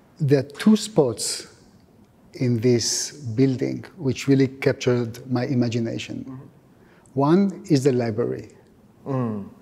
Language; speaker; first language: English; non-native, fluent; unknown